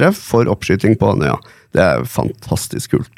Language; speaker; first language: Norwegian; native; Norwegian